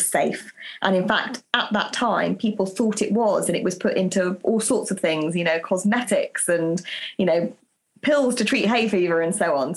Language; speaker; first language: English; native; English